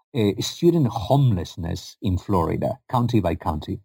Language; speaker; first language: English; non-native, fluent; Spanish